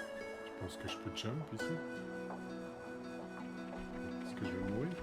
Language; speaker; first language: French; native; French